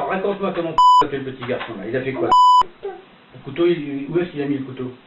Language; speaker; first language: French; native; French